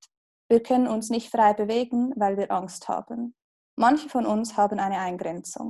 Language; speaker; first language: German; native; German